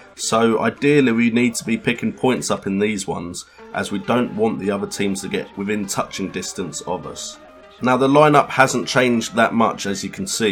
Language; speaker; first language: English; native; English